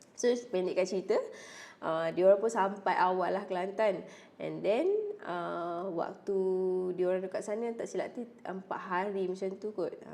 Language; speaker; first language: Malay; native; Malay